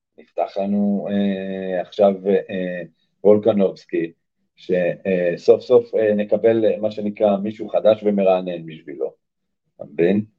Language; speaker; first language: Hebrew; early bilingual, other home language; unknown